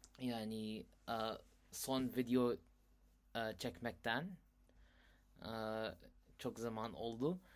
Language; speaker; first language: Turkish; non-native, learner; Urdu